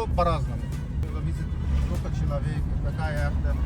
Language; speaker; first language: Russian; non-native, learner; Arabic